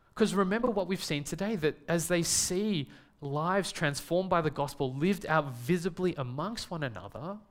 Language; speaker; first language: English; native; English